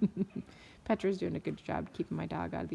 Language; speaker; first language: English; native; English